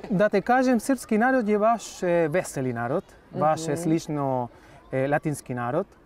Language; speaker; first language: Serbian; non-native, fluent; Spanish